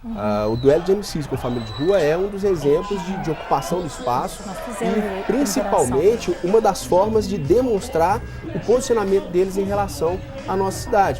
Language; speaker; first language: Portuguese; native; Portuguese